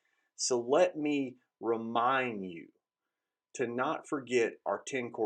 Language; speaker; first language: English; native; English